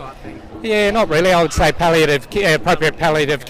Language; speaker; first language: English; native; English